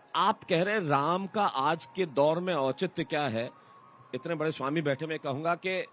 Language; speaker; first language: Hindi; native; Hindi